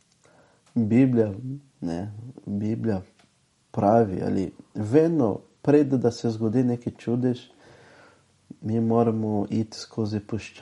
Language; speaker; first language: Slovenian; non-native, fluent; Portuguese